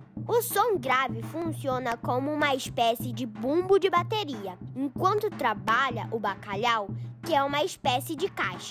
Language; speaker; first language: Portuguese; native; Portuguese